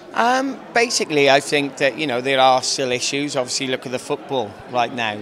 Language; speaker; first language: English; native; English